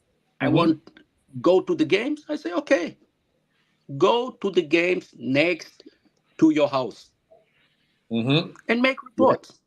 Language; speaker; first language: English; non-native, learner; German